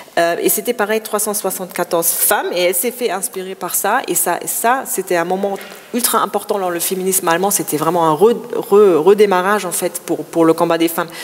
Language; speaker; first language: French; non-native, fluent; German